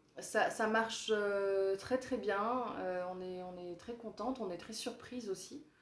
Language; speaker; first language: French; native; French